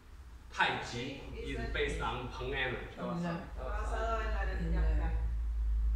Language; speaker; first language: English; non-native, learner; Chinese